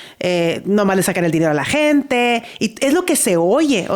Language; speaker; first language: Spanish; native; Spanish